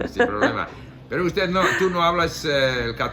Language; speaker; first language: Spanish; non-native, fluent; English